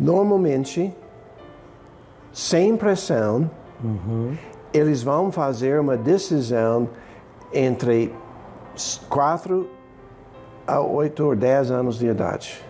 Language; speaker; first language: Portuguese; non-native, fluent; English